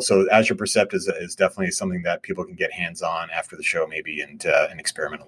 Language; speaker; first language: English; native; English